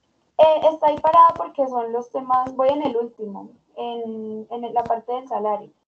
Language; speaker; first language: Spanish; native; Spanish